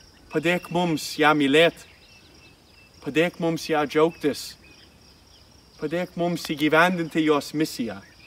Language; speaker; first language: Lithuanian; early bilingual, heritage; Lithuanian